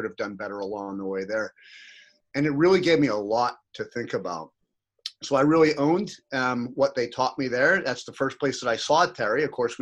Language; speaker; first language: English; native; English